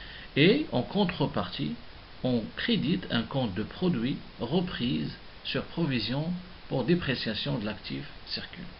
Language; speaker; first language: French; non-native, local second language; Arabic